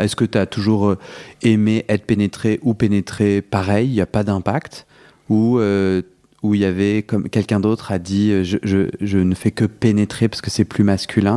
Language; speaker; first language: French; native; French